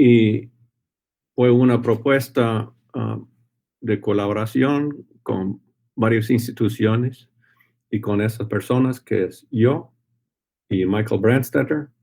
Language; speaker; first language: Spanish; non-native, fluent; English